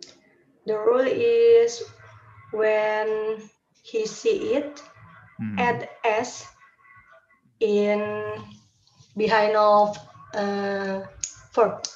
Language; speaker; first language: English; non-native, learner; Indonesian